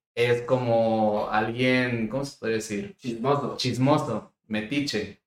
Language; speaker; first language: Spanish; native; Spanish